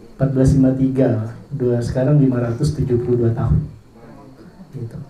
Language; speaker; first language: Indonesian; non-native, local second language; Madurese